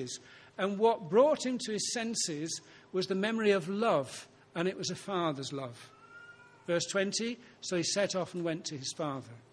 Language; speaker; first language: English; native; English